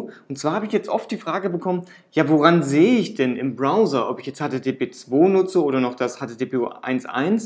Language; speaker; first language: German; native; German